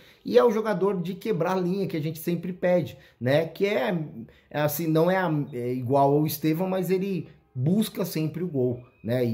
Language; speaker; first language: Portuguese; native; Portuguese